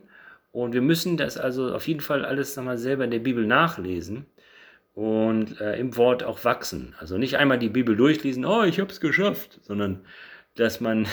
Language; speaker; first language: German; native; German